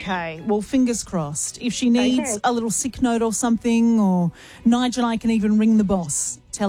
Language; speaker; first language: English; native; English